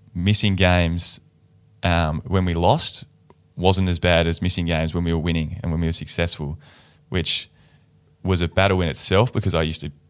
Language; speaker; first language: English; native; English